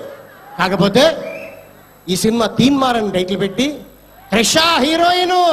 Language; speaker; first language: Telugu; native; Telugu